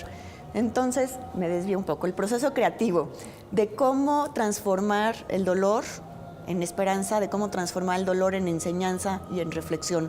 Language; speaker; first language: Spanish; native; Spanish